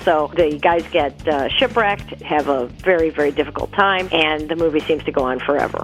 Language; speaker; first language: English; native; English